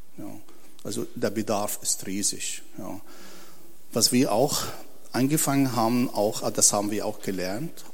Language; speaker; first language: German; non-native, fluent; Arabic